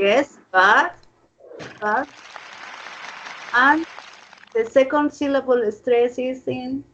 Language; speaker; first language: English; non-native, fluent; Spanish